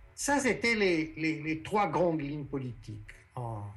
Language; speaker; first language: French; non-native, fluent; Portuguese